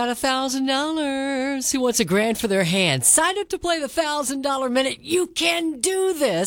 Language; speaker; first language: English; native; English